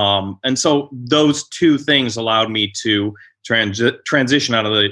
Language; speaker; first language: English; native; English